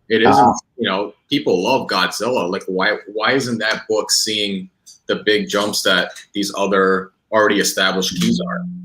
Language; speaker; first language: English; native; English